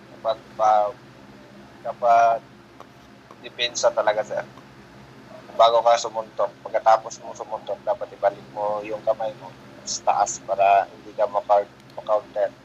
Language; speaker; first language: Filipino; non-native, local second language; Hiligaynon